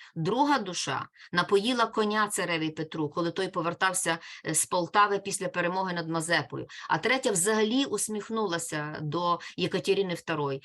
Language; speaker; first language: Ukrainian; native; Ukrainian